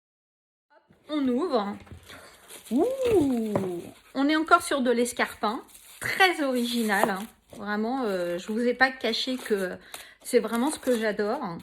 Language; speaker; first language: French; native; French